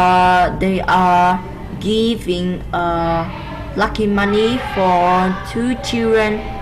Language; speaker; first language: English; non-native, learner; Vietnamese